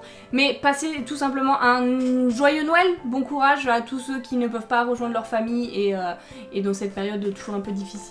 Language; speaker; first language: French; native; French